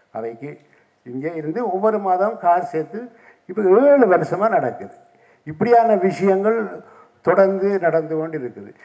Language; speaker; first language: Tamil; native; Tamil